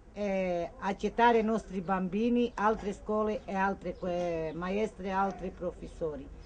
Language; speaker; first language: Italian; non-native, fluent; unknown